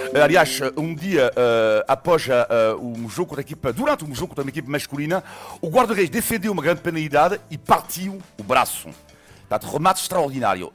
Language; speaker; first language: Portuguese; non-native, fluent; French